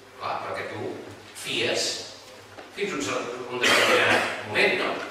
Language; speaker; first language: Catalan; native; Catalan